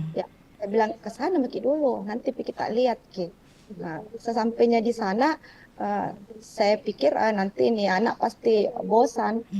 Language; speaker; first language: Indonesian; non-native, local second language; Buginese